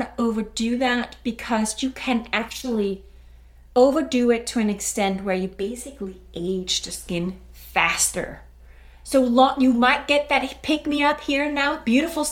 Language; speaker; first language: English; non-native, fluent; Danish